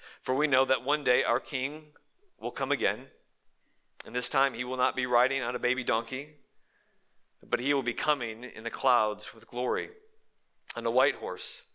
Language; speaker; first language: English; native; English